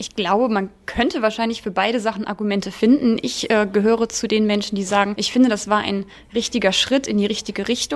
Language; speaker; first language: German; native; German